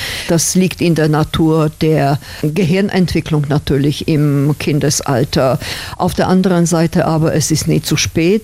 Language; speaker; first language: German; non-native, fluent; Slovak